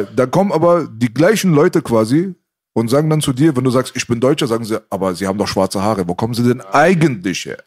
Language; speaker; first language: German; early bilingual, other home language; Persian